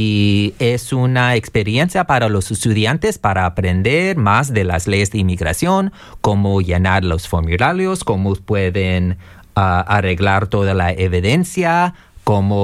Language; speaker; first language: Spanish; non-native, learner; English